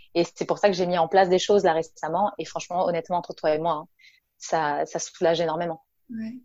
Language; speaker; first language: French; native; French